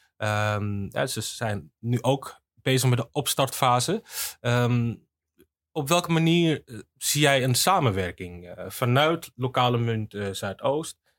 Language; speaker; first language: Dutch; native; Dutch